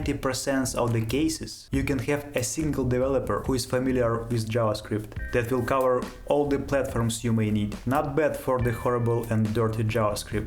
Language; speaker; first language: English; non-native, fluent; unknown